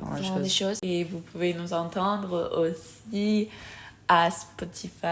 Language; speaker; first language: French; non-native, fluent; Spanish